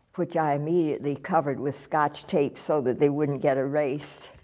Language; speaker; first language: English; native; English